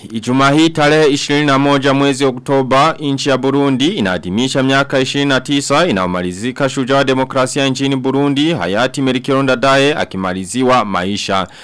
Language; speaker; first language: Swahili; non-native, local second language; Rundi